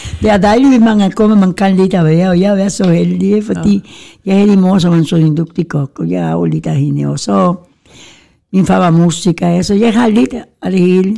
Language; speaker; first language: Danish; non-native, fluent; Spanish